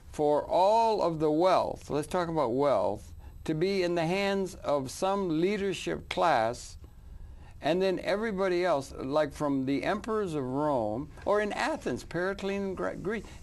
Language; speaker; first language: English; native; English